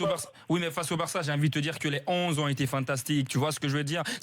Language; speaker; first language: French; native; French